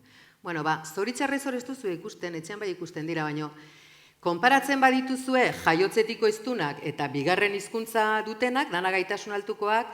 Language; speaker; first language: Basque; native; Basque